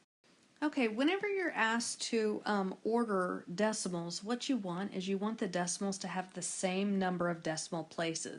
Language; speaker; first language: English; native; English